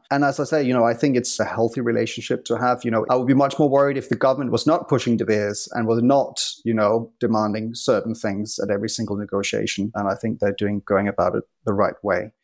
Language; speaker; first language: English; non-native, fluent; Danish